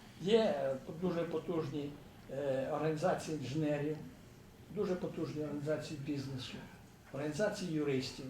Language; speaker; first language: Ukrainian; native; Ukrainian